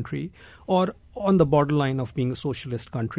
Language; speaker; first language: English; non-native, local second language; Hindi